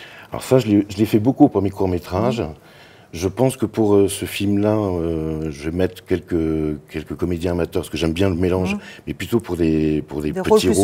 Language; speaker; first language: French; native; French